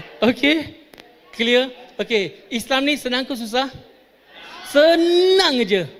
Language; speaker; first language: Malay; non-native, local second language; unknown